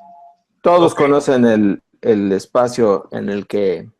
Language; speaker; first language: Spanish; native; Spanish